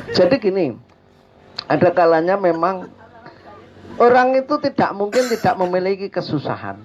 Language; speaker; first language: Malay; non-native, local second language; Javanese